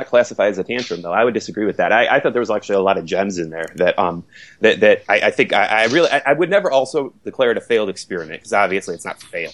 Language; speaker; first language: English; native; English